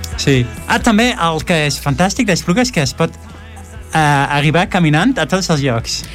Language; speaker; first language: Catalan; non-native, fluent; Dutch